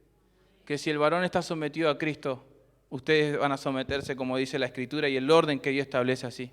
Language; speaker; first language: Spanish; native; Spanish